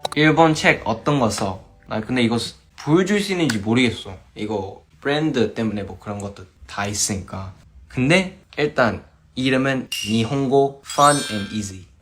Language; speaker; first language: Korean; early bilingual, heritage; Korean